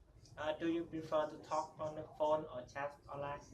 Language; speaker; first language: English; non-native, learner; Vietnamese